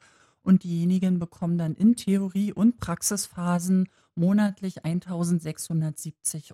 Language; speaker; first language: German; native; German